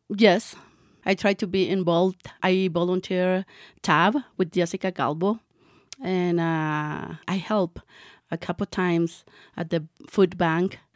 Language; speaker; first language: English; non-native, learner; Spanish